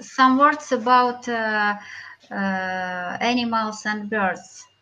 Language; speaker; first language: English; non-native, learner; Russian